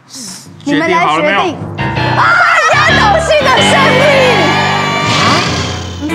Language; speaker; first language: Chinese; native; Chinese